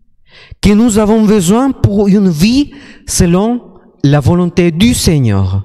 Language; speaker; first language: French; non-native, fluent; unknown